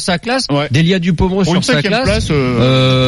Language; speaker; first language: French; native; French